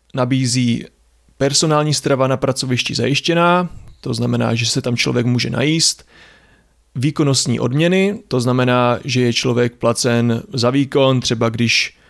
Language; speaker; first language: Czech; native; Czech